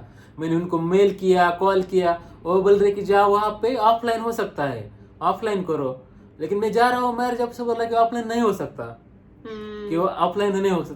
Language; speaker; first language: Hindi; non-native, local second language; Marathi